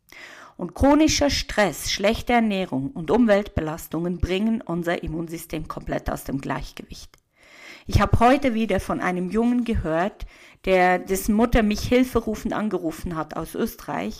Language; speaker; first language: German; native; German